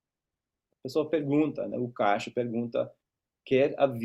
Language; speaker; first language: Portuguese; non-native, fluent; English